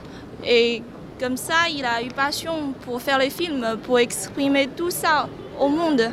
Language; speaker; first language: French; non-native, fluent; Chinese